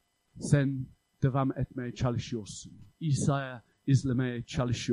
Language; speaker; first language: Turkish; non-native, fluent; English